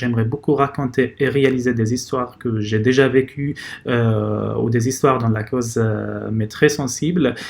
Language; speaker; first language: French; non-native, fluent; Arabic